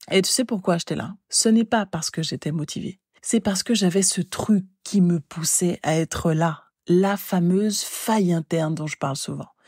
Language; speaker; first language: French; native; French